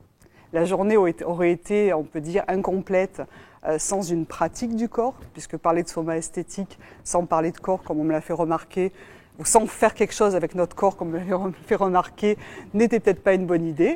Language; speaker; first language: French; native; French